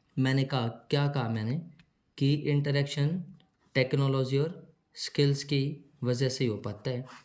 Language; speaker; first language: Hindi; native; Hindi